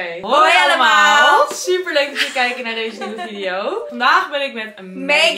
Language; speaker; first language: Dutch; native; Dutch